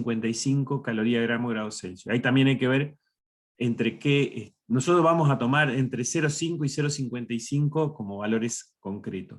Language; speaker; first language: Spanish; native; Spanish